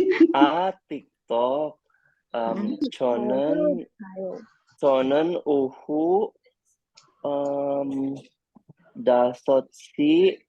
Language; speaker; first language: Korean; non-native, learner; Indonesian